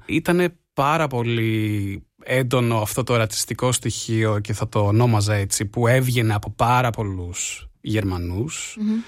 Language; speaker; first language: Greek; early bilingual, heritage; Greek